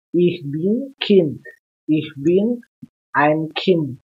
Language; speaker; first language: German; non-native, learner; English